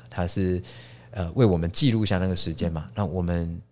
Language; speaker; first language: Chinese; native; Chinese